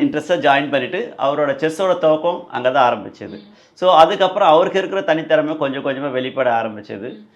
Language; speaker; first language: Tamil; native; Tamil